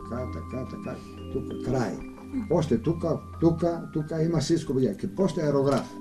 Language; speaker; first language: Bulgarian; non-native, learner; Greek